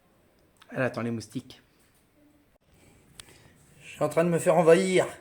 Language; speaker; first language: French; native; French